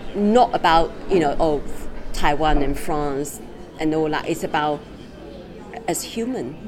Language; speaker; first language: English; non-native, fluent; Chinese